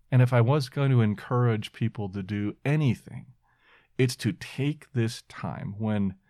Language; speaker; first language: English; native; English